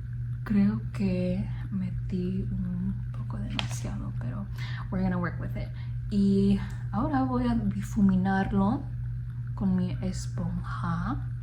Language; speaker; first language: Spanish; non-native, fluent; English